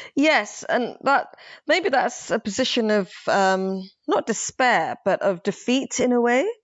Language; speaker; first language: English; early bilingual, other home language; Somali